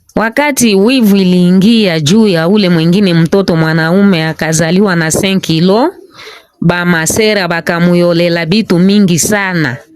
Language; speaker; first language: Swahili; non-native, local second language; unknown